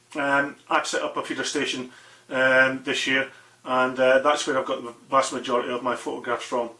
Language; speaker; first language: English; native; English